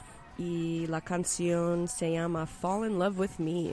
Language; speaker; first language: Spanish; non-native, fluent; English